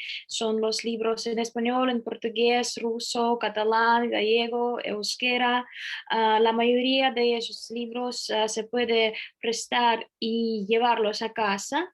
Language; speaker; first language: Spanish; non-native, fluent; Russian